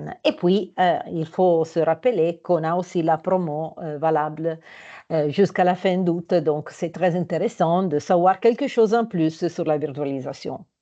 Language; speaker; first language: French; non-native, fluent; Italian